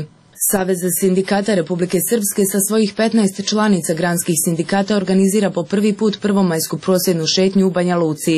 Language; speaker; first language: Croatian; native; Croatian